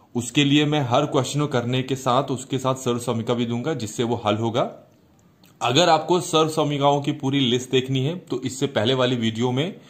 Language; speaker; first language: Hindi; native; Hindi